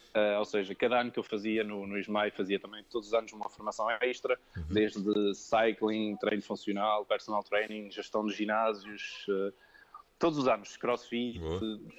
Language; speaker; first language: Portuguese; early bilingual, other home language; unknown